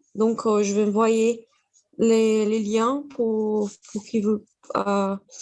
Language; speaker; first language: French; non-native, fluent; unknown